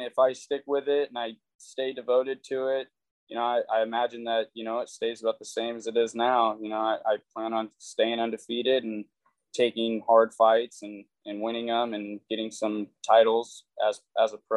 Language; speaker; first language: English; native; English